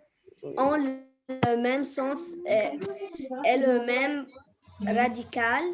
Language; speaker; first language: French; non-native, local second language; Arabic